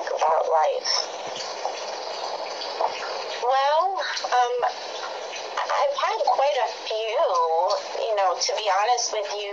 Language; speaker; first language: English; native; English